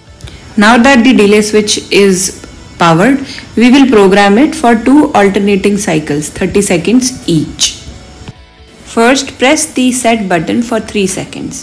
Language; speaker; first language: English; non-native, local second language; Hindi